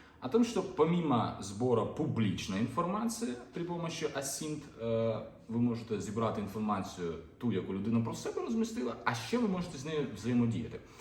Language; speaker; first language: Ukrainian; non-native, local second language; Russian